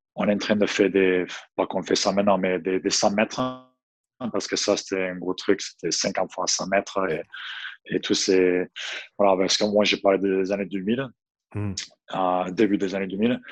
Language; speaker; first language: French; non-native, fluent; English